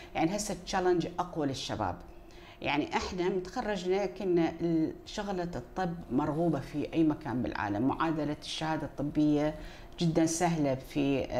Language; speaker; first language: Arabic; native; Arabic